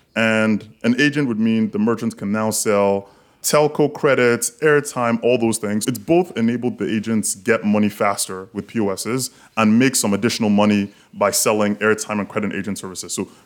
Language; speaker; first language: English; non-native, local second language; Yoruba